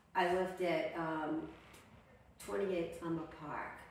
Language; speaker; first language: English; native; English